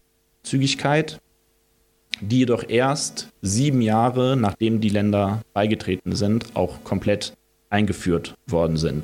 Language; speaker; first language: German; early bilingual, other home language; Romanian